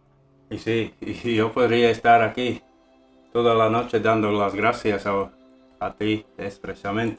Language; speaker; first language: Spanish; non-native, fluent; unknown